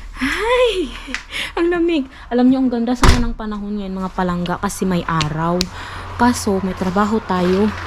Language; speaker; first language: Filipino; non-native, local second language; Cebuano